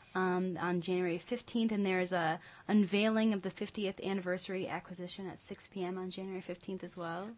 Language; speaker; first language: English; native; English